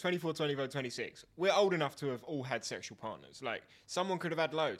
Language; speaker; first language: English; native; English